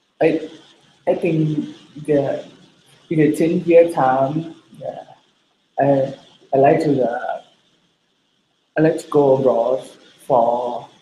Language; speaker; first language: English; non-native, learner; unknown